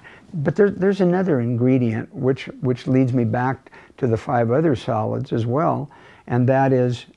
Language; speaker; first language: English; native; English